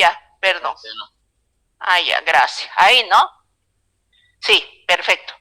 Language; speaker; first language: Spanish; native; Spanish